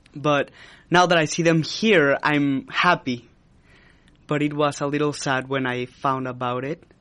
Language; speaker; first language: English; non-native, fluent; Spanish